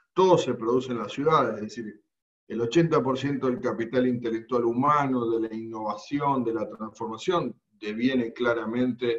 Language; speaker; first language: Spanish; native; Spanish